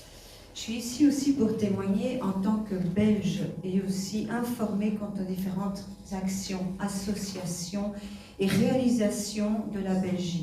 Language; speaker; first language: French; native; French